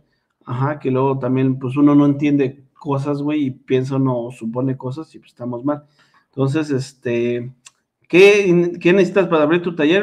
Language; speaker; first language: Spanish; native; Spanish